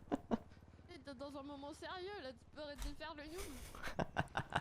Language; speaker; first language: French; native; French